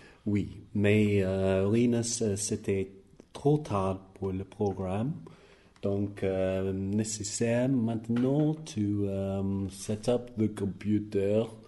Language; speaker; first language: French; non-native, learner; English